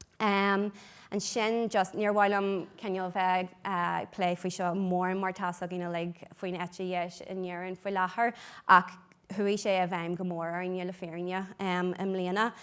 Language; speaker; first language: Irish; non-native, local second language; English